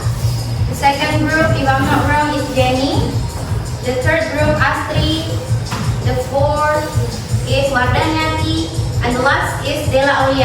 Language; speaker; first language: English; non-native, learner; Indonesian